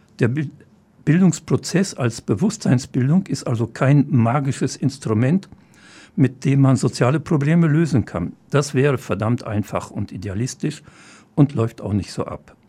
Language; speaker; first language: German; native; German